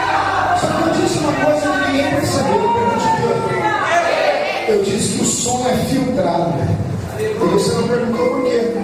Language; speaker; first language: Portuguese; native; Portuguese